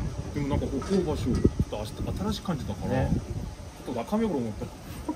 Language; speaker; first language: Japanese; non-native, fluent; Korean